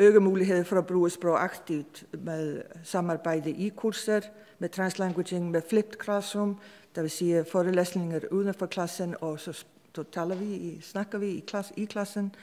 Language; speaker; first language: Danish; non-native, fluent; Icelandic